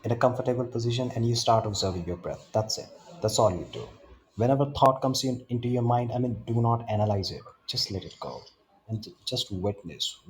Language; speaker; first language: English; non-native, local second language; Punjabi